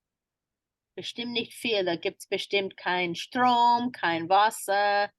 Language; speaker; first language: German; non-native, fluent; English